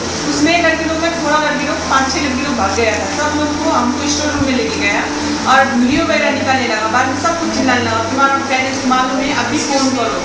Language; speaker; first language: Hindi; non-native, fluent; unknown